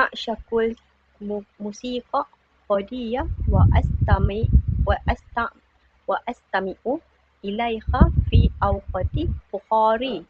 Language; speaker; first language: Arabic; non-native, learner; Malay